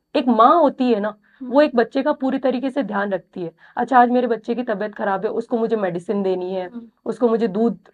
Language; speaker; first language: Hindi; native; Hindi